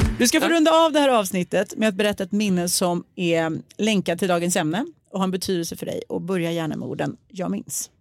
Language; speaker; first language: Swedish; early bilingual, other home language; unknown